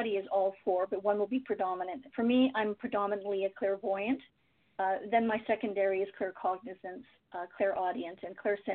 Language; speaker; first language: English; native; English